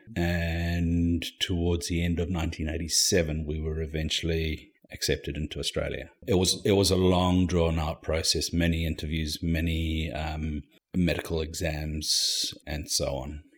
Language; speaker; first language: English; native; English